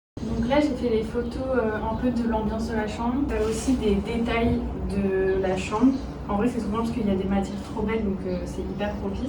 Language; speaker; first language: French; native; French